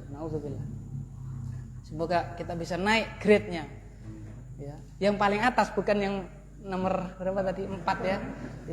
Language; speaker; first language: Indonesian; native; Indonesian